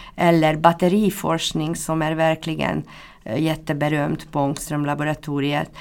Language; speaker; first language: Swedish; non-native, fluent; Hungarian